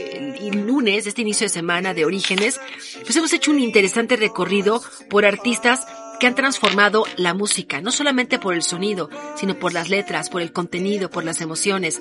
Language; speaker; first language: Spanish; native; Spanish